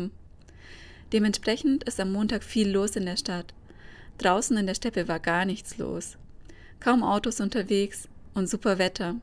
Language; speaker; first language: German; native; German